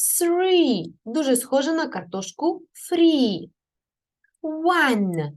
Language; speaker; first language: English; non-native, fluent; Ukrainian